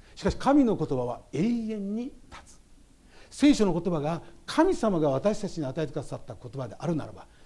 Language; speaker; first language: Japanese; native; Japanese